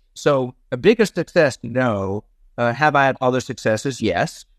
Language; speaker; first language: English; non-native, fluent; Dutch